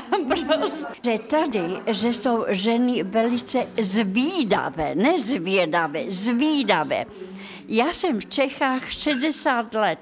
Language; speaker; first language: Czech; non-native, fluent; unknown